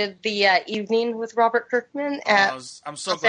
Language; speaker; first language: English; native; English